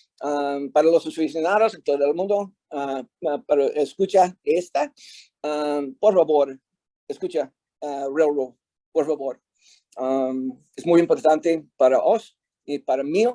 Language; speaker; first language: Spanish; non-native, learner; English